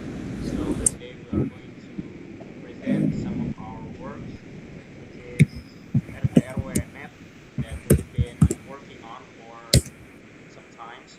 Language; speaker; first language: English; non-native, learner; Indonesian